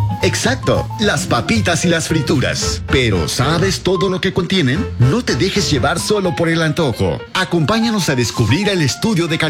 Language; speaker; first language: Spanish; native; Spanish